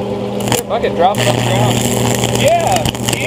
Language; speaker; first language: English; native; English